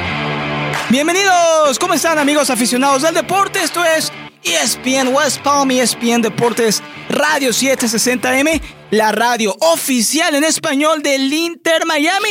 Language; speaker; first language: Spanish; native; Spanish